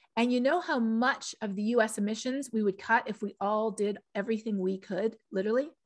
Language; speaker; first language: English; native; English